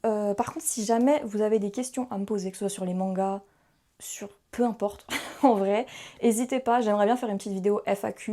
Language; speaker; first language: French; native; French